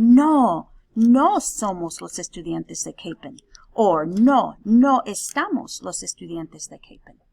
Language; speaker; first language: Spanish; non-native, fluent; English